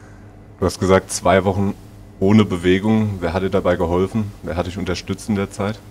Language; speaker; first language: German; native; German